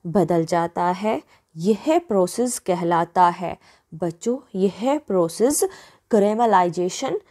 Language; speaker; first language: Hindi; native; Hindi